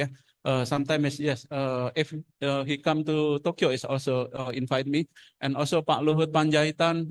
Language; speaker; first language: English; non-native, fluent; Indonesian